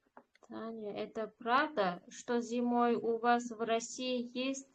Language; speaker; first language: Russian; non-native, learner; Uzbek